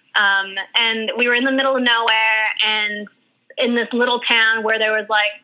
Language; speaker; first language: English; early bilingual, other home language; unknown